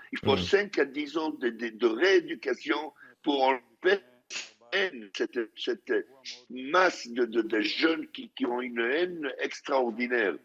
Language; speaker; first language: French; non-native, fluent; Hebrew